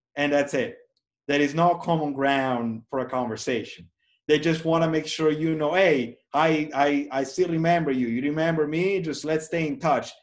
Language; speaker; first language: English; non-native, fluent; Italian